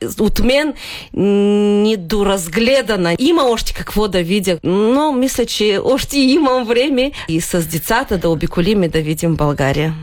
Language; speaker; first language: Bulgarian; early bilingual, heritage; Bulgarian